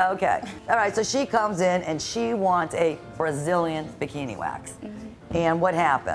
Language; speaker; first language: English; native; English